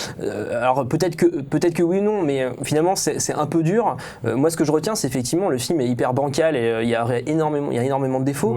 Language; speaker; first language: French; native; French